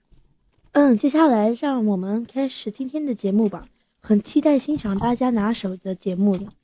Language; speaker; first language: Chinese; early bilingual, heritage; Chinese